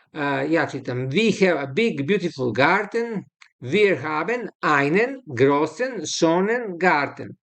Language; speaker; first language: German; non-native, learner; Serbian